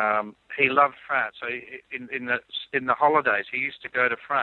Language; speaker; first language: English; native; English